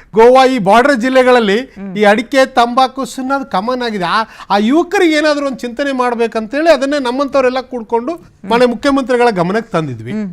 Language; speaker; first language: Kannada; native; Kannada